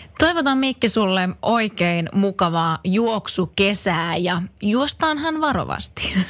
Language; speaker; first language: Finnish; native; Finnish